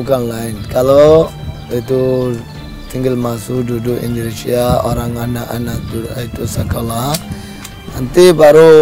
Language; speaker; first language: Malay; non-native, learner; Rohingya